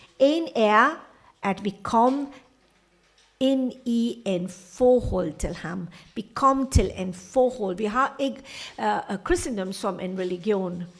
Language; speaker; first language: Danish; non-native, fluent; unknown